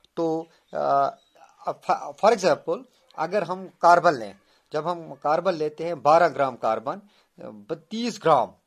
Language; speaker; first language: Urdu; non-native, local second language; Kashmiri